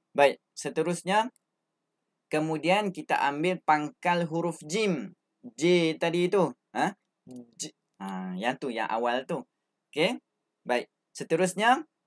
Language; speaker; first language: Malay; native; Malay